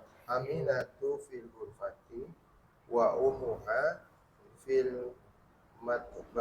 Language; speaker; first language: Arabic; non-native, learner; Indonesian